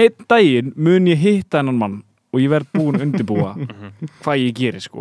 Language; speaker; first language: Icelandic; native; Icelandic